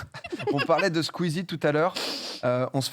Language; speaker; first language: French; native; French